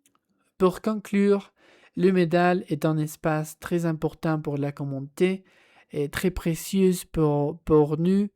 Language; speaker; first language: French; non-native, learner; Spanish